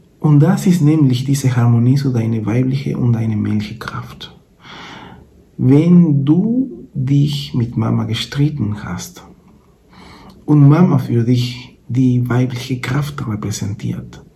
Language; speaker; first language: German; non-native, fluent; Spanish